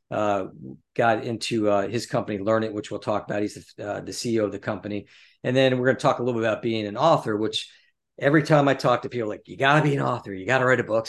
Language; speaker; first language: English; native; English